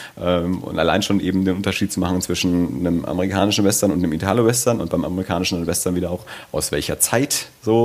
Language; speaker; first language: German; native; German